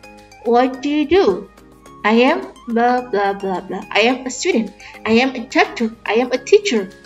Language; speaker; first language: English; non-native, fluent; Indonesian